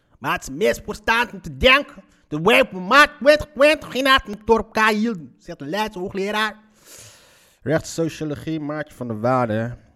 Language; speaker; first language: Dutch; early bilingual, other home language; Arabic